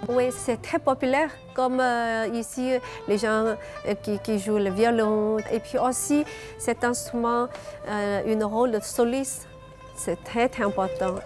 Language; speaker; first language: French; non-native, learner; Chinese